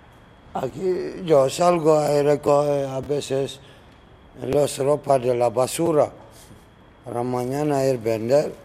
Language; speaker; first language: Spanish; non-native, learner; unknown